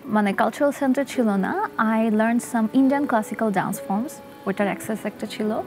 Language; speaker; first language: Bangla; early bilingual, heritage; Russian